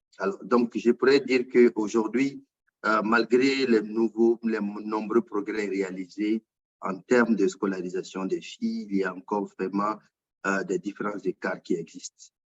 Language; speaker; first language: French; non-native, local second language; Bambara